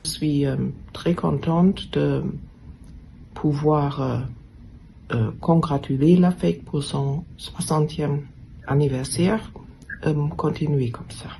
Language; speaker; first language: French; non-native, fluent; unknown